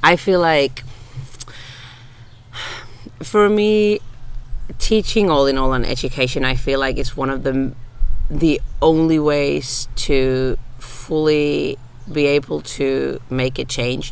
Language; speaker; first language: English; non-native, fluent; Finnish